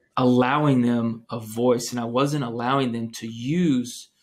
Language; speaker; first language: English; native; English